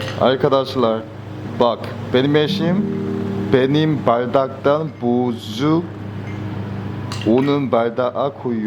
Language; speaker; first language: Turkish; non-native, learner; Korean